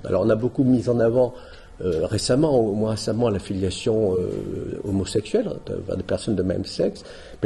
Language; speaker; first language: French; native; French